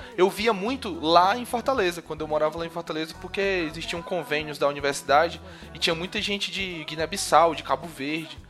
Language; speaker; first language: Portuguese; native; Portuguese